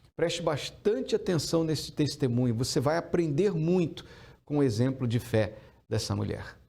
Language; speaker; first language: Portuguese; native; Portuguese